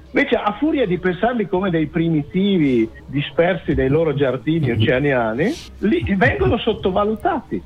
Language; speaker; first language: Italian; native; Italian